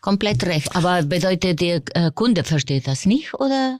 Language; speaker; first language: German; non-native, fluent; Spanish